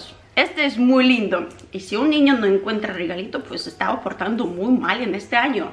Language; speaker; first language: Spanish; non-native, fluent; Ukrainian